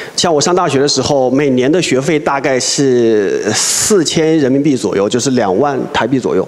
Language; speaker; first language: Chinese; native; Chinese